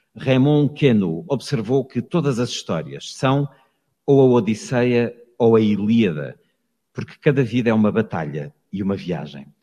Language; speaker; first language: Portuguese; native; Portuguese